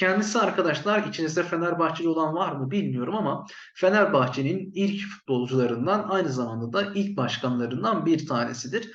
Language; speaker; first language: Turkish; native; Turkish